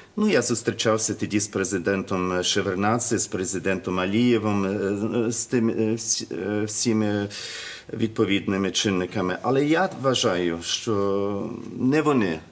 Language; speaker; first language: Ukrainian; early bilingual, heritage; Ukrainian